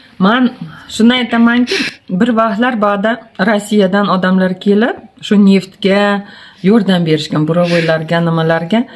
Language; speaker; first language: Uzbek; non-native, local second language; Tatar